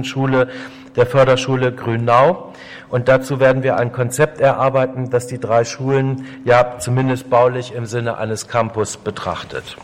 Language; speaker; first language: German; native; German